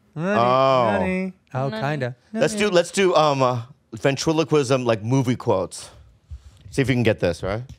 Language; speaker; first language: English; native; English